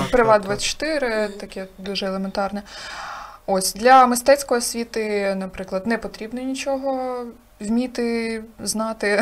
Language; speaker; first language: Ukrainian; native; Ukrainian